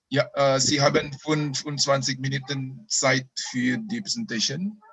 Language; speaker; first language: German; non-native, learner; Indonesian